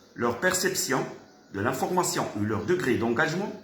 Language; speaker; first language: French; non-native, local second language; Arabic